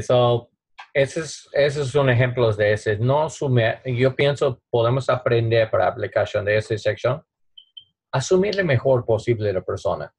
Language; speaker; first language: Spanish; non-native, learner; English